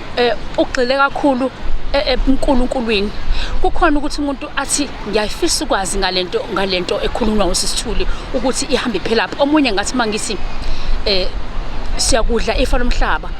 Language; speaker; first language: Zulu; native; Zulu